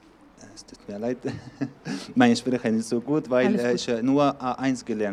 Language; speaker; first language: German; non-native, learner; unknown